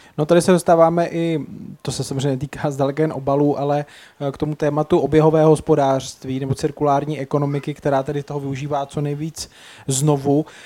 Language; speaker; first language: Czech; native; Czech